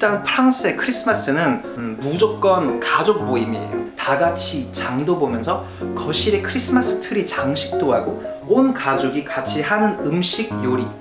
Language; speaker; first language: Korean; non-native, fluent; French